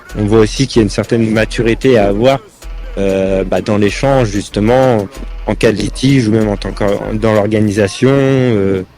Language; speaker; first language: French; native; French